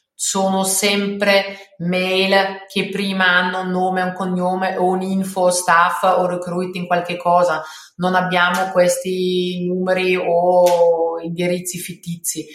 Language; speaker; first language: Italian; non-native, fluent; German